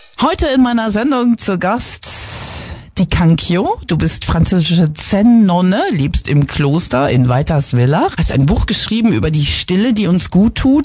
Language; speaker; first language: German; native; German